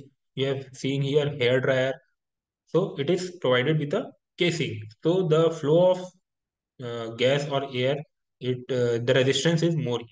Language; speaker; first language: English; non-native, local second language; Hindi